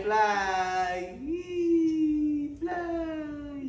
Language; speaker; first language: English; non-native, local second language; Filipino